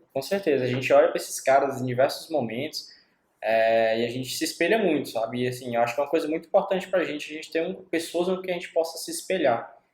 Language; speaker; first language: Portuguese; native; Portuguese